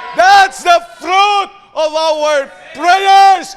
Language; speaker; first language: English; non-native, local second language; Filipino